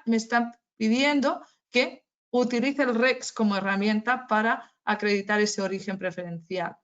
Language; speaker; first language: Spanish; native; Spanish